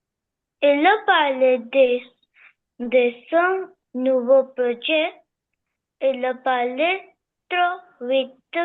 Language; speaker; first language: French; non-native, learner; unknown